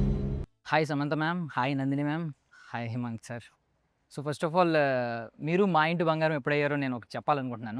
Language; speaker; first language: Telugu; native; Telugu